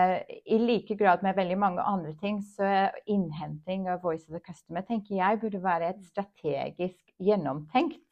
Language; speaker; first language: Norwegian; non-native, fluent; English